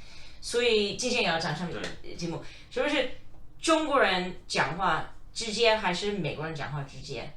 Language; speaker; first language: Chinese; non-native, fluent; English